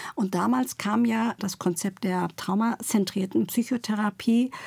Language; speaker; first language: German; native; German